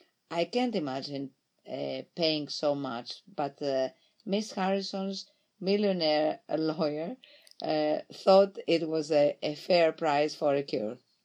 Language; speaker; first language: English; non-native, fluent; Greek